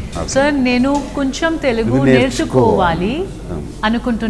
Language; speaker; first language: Telugu; non-native, learner; Hindi